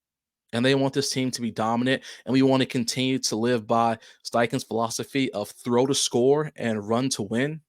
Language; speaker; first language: English; native; English